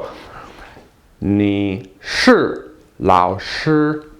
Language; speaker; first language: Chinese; non-native, fluent; English